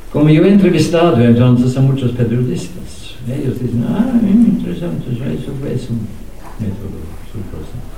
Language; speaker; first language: Spanish; non-native, fluent; Norwegian